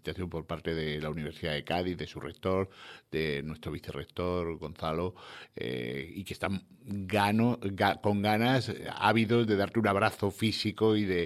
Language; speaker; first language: Spanish; native; Spanish